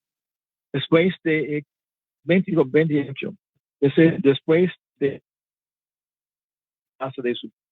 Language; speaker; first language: Spanish; non-native, learner; English